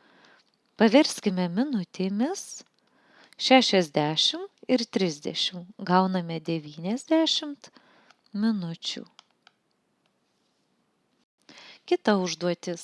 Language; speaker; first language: Lithuanian; native; Lithuanian